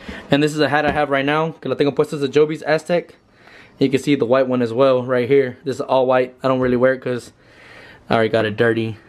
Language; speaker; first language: English; early bilingual, other home language; Spanish